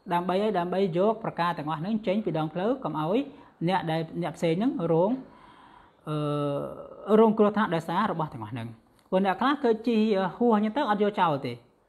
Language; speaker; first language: Khmer; non-native, local second language; Western Cham